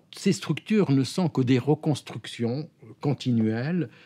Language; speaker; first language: French; non-native, local second language; Arabic